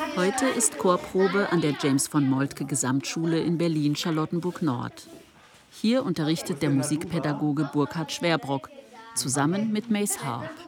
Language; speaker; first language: German; native; German